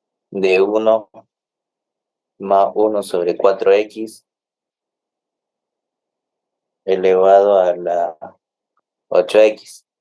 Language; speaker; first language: Spanish; native; Spanish